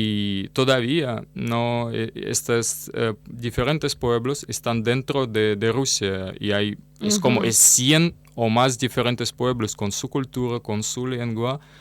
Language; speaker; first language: Spanish; non-native, learner; Russian